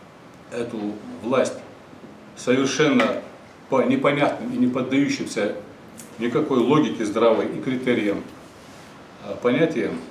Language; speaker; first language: Russian; non-native, local second language; Ingush